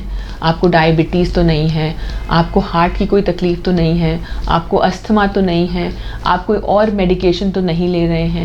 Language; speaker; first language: Hindi; native; Hindi